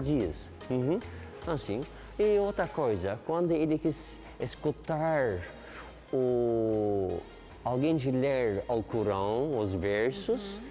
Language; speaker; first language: Portuguese; non-native, learner; Turkish